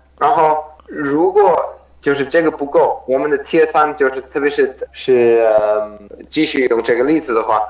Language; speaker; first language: Chinese; non-native, fluent; German